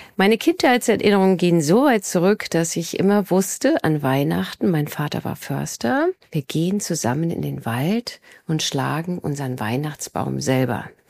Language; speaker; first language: German; native; German